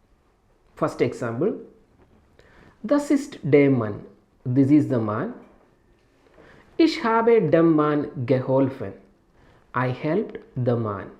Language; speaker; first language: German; non-native, fluent; Malayalam